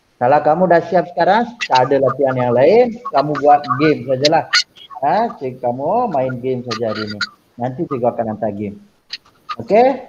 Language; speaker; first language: Malay; non-native, local second language; Tamil